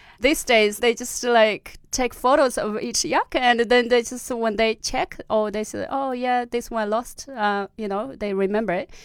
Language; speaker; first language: English; non-native, fluent; Tibetan